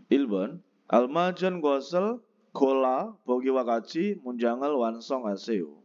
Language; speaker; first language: Korean; non-native, fluent; Indonesian